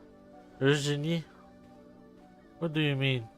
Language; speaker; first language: English; non-native, learner; French